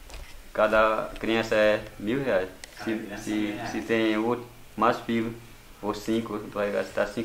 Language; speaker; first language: Portuguese; non-native, local second language; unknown